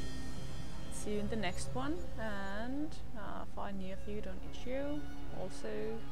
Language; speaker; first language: English; non-native, fluent; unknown